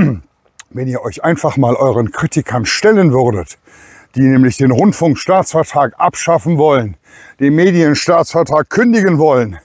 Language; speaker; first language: German; native; German